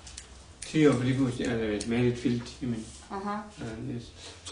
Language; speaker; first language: English; non-native, learner; Tibetan